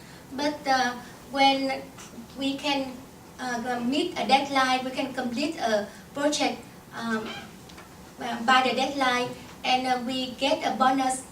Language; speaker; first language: English; non-native, learner; Vietnamese